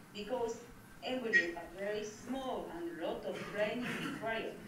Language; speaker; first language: English; non-native, learner; Japanese